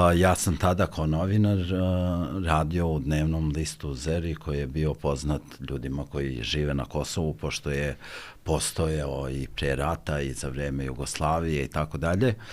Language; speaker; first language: Serbian; non-native, local second language; Albanian